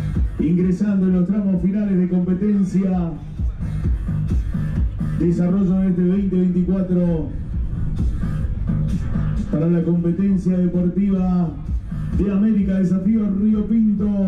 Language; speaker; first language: Spanish; native; Spanish